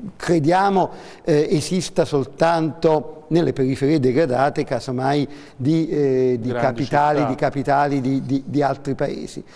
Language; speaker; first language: Italian; native; Italian